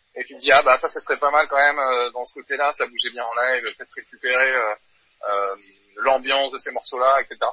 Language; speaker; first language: French; native; French